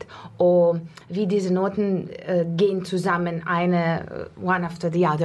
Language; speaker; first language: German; non-native, fluent; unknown